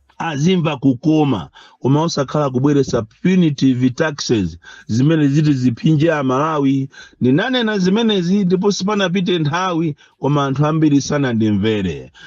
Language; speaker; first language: Nyanja; non-native, local second language; Yao